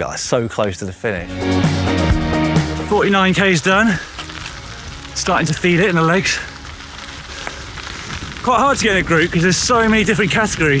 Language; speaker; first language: English; native; English